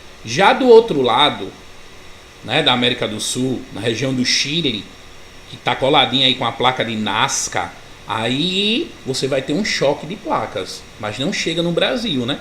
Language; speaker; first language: Portuguese; native; Portuguese